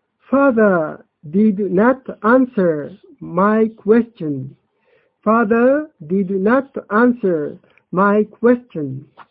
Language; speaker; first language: English; non-native, fluent; Japanese